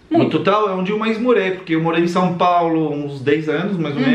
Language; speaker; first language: Portuguese; non-native, fluent; French